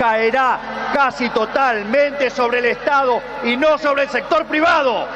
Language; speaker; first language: Spanish; native; Spanish